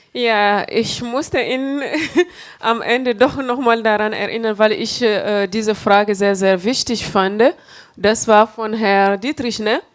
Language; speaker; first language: German; non-native, fluent; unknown